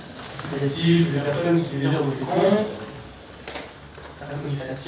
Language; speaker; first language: French; native; French